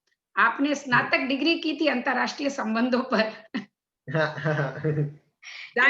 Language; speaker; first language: Hindi; native; Hindi